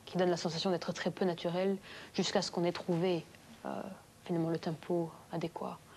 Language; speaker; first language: French; native; French